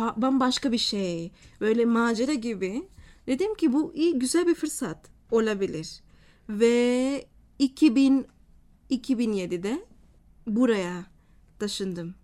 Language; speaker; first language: Turkish; non-native, fluent; Spanish